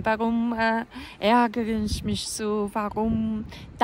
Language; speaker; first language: German; non-native, fluent; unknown